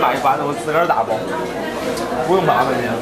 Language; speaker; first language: Chinese; native; Chinese